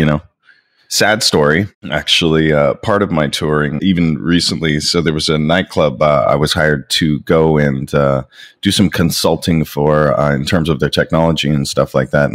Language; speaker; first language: English; native; English